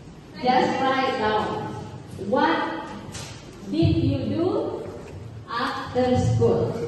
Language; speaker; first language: English; non-native, learner; Indonesian